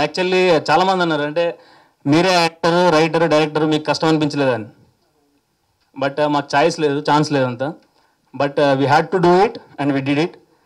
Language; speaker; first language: Telugu; native; Telugu